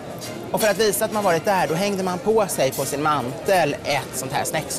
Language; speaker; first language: Swedish; native; Swedish